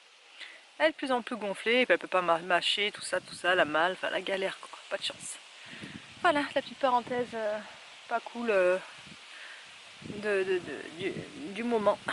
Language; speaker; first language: French; native; French